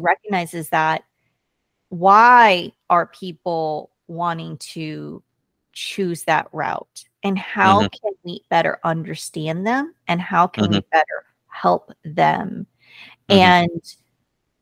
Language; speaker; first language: English; early bilingual, other home language; Korean